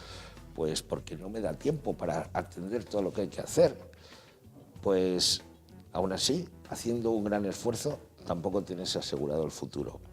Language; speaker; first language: Spanish; native; Spanish